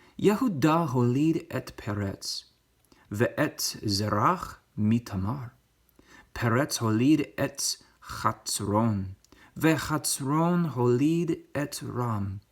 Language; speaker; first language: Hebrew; non-native, learner; English